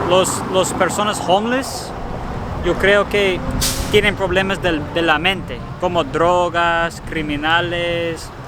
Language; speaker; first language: Spanish; non-native, learner; English